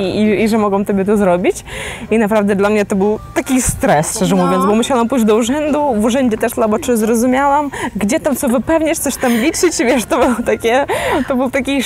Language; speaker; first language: Polish; non-native, fluent; Ukrainian